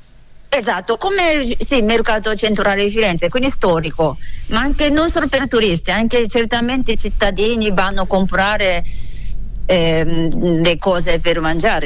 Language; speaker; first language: Italian; non-native, learner; Japanese